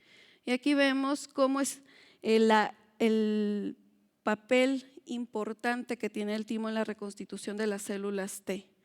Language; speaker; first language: Spanish; native; Spanish